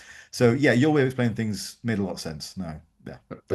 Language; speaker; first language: English; native; English